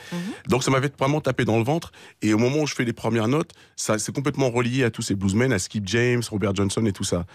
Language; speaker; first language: French; native; French